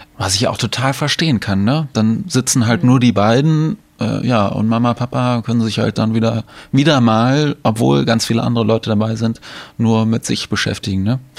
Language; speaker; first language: German; native; German